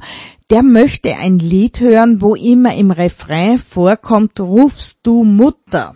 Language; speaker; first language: German; native; German